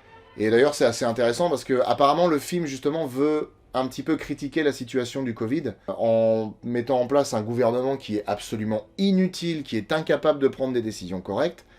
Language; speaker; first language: French; native; French